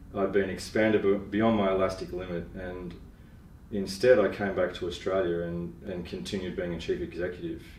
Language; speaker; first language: English; native; English